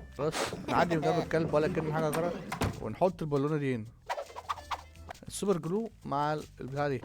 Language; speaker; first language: Arabic; native; Arabic